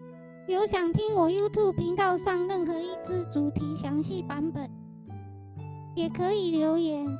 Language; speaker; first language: Chinese; native; Chinese